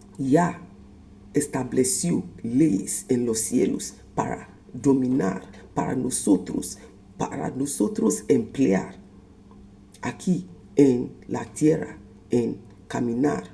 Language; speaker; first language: Spanish; non-native, fluent; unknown